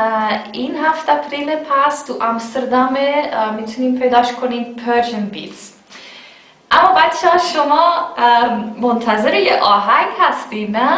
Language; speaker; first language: Persian; non-native, fluent; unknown